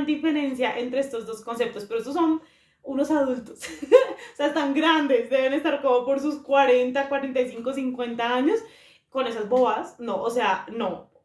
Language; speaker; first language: Spanish; native; Spanish